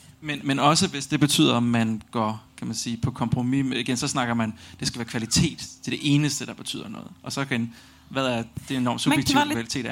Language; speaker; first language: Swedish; non-native, learner; Danish